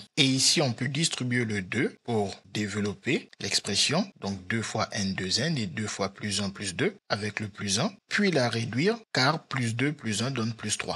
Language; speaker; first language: French; native; French